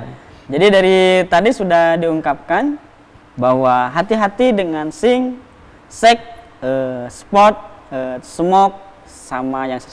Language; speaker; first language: Indonesian; native; Indonesian